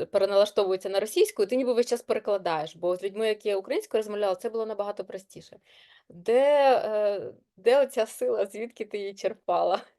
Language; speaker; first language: Ukrainian; non-native, local second language; Russian